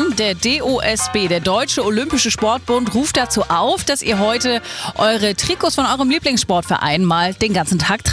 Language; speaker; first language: German; native; German